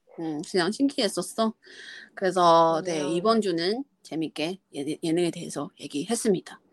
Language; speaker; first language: Korean; non-native, fluent; Chinese